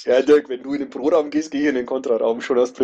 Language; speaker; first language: German; native; German